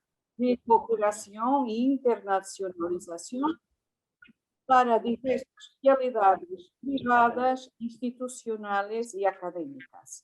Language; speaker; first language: Spanish; non-native, fluent; Portuguese